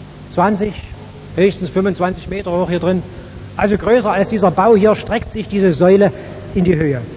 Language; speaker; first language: German; native; German